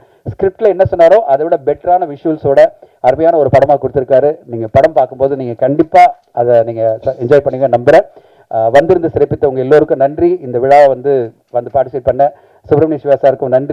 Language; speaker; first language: Tamil; native; Tamil